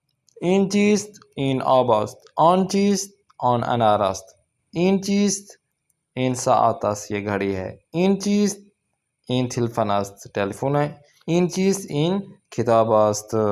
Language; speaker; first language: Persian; non-native, fluent; Urdu